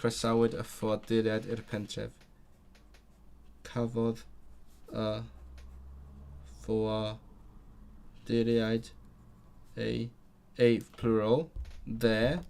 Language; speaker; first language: Welsh; non-native, learner; Cantonese